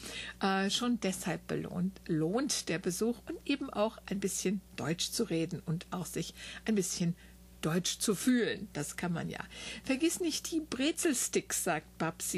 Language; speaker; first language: German; native; German